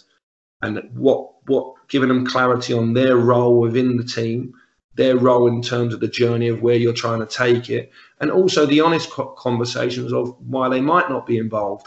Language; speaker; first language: English; native; English